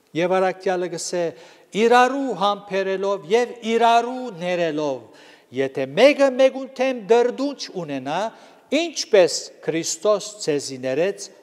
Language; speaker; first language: Armenian; native; Armenian